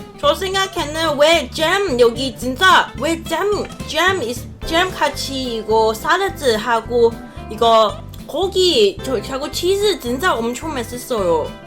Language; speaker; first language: Korean; non-native, learner; Cantonese